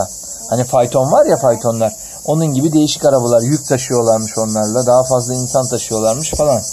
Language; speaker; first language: Turkish; native; Turkish